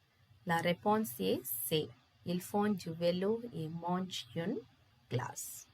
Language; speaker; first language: French; non-native, fluent; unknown